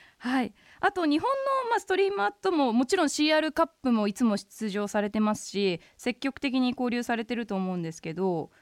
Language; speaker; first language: Japanese; native; Japanese